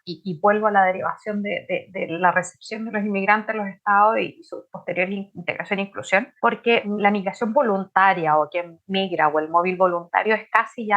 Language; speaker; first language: Spanish; native; Spanish